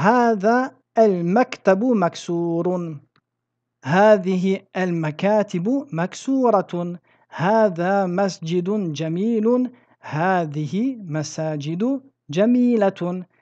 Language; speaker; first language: Arabic; non-native, fluent; French